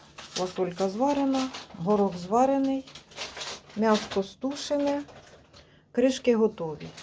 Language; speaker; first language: Ukrainian; native; Ukrainian